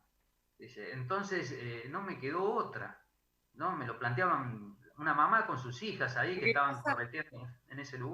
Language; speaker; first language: Spanish; native; Spanish